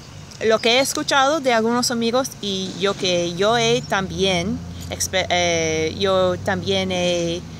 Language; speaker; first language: Spanish; non-native, fluent; English